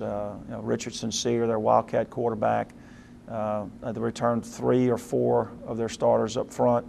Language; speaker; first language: English; native; English